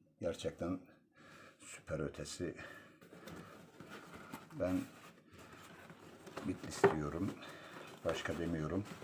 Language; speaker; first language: Turkish; native; Turkish